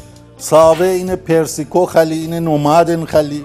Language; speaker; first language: Greek; non-native, learner; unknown